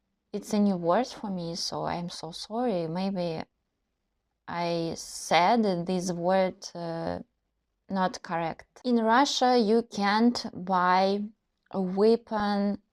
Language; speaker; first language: English; non-native, learner; Russian